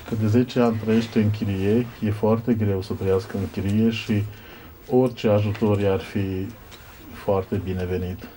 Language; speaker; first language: Romanian; non-native, local second language; Hungarian